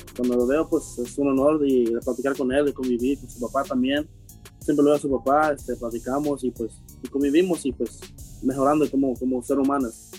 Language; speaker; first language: Spanish; early bilingual, heritage; Spanish